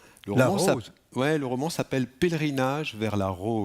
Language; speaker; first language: French; native; French